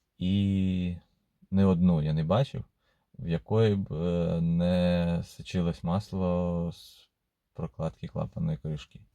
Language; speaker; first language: Ukrainian; non-native, local second language; Russian